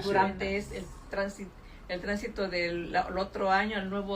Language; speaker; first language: Spanish; native; Spanish